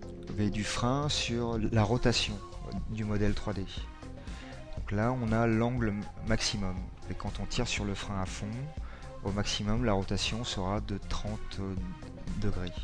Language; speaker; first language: French; native; French